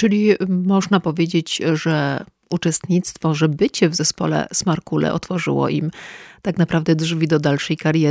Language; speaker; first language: Polish; native; Polish